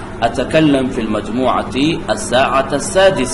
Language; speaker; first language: Arabic; non-native, fluent; Urdu